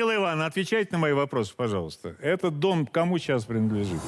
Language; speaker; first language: Russian; native; Russian